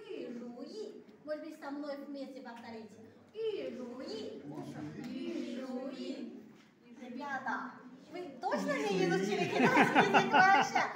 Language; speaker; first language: Russian; non-native, learner; Chinese